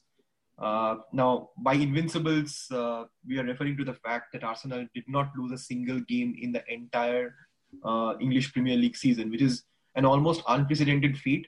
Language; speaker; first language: English; non-native, local second language; Bangla